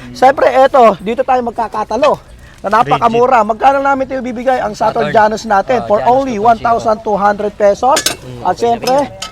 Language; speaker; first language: Filipino; native; Filipino